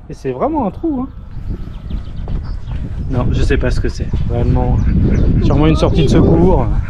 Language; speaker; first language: French; native; French